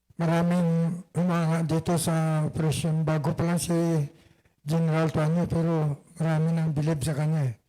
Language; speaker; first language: Filipino; non-native, local second language; Hiligaynon